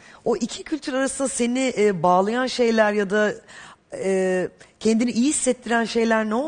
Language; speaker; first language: Turkish; native; Turkish